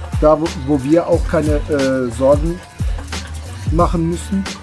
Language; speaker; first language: German; early bilingual, other home language; Turkish